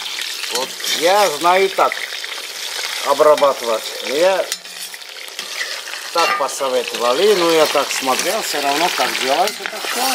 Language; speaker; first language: Russian; non-native, fluent; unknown